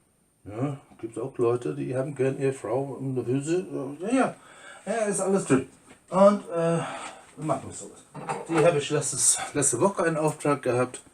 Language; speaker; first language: German; non-native, fluent; English